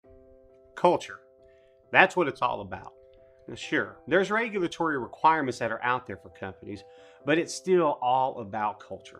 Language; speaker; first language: English; native; English